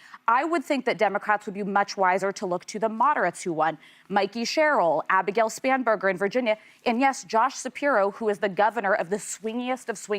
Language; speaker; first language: English; native; English